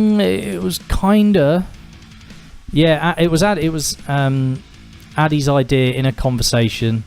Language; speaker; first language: English; native; English